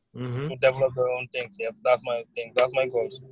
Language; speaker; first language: English; non-native, learner; Wolof